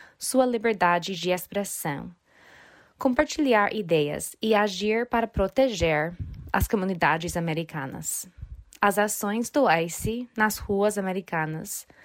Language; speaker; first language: Portuguese; non-native, fluent; English